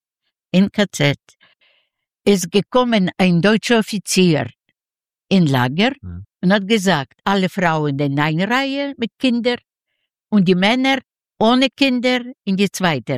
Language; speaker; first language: German; non-native, learner; Yiddish